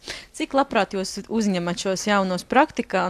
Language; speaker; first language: Latvian; native; Latvian